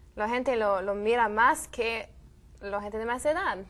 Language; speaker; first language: Spanish; non-native, learner; French